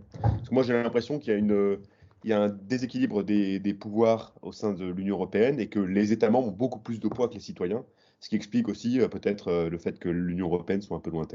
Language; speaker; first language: French; native; French